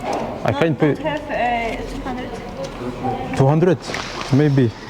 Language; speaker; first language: English; non-native, learner; French